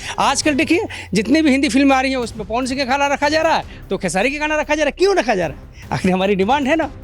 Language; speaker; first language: Hindi; native; Hindi